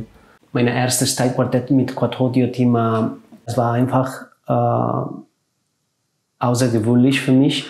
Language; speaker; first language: German; non-native, fluent; Catalan